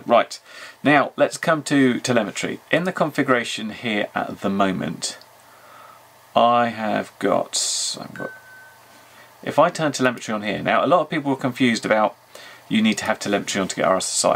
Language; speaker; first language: English; native; English